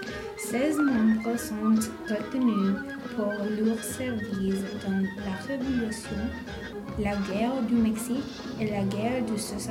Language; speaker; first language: French; non-native, learner; English